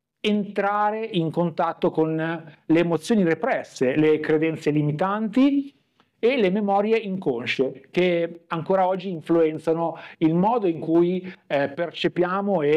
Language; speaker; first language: Italian; native; Italian